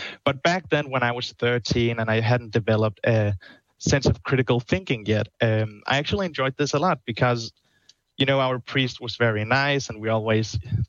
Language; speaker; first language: English; non-native, fluent; Danish